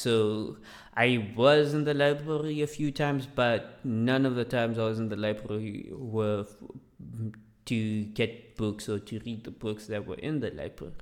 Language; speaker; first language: English; non-native, local second language; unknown